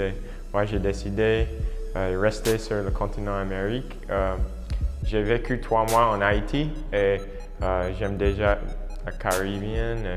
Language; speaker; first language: French; non-native, learner; English